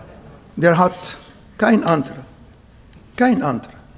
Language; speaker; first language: German; non-native, fluent; Arabic